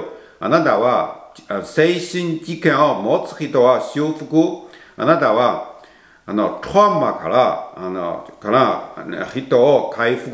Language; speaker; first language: Japanese; non-native, learner; Chinese